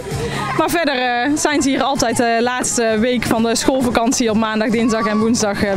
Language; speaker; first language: Dutch; native; Dutch